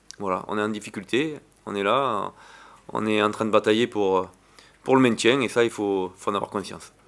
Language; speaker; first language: French; native; French